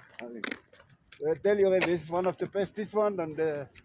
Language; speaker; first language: English; non-native, learner; German